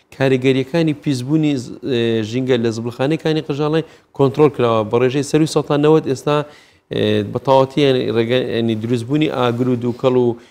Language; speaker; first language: Central Kurdish; native; Central Kurdish